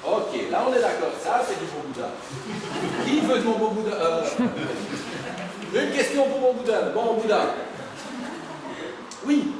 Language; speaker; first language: French; native; French